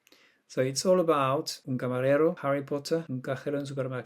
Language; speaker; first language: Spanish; non-native, learner; English